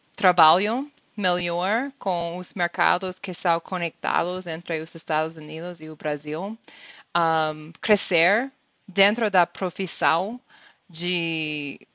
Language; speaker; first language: Portuguese; non-native, fluent; English